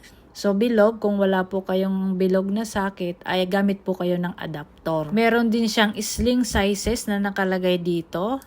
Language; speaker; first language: Filipino; native; Filipino